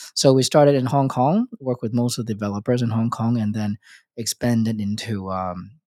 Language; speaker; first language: English; non-native, local second language; Cantonese